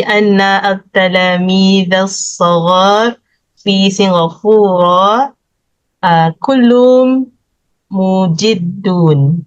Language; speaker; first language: Arabic; non-native, learner; Malay